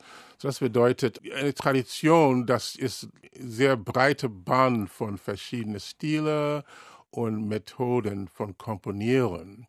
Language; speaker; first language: German; non-native, learner; English